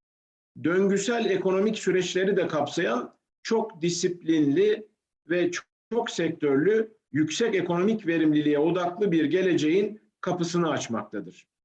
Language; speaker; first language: Turkish; native; Turkish